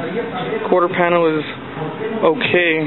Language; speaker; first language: English; native; English